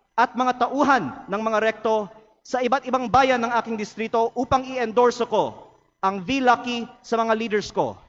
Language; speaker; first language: Filipino; native; Filipino